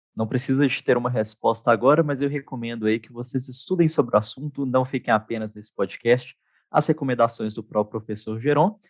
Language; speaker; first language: Portuguese; native; Portuguese